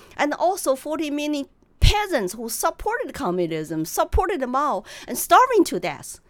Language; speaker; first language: English; non-native, fluent; Chinese